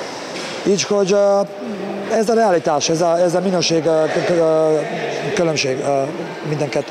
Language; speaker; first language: Hungarian; non-native, learner; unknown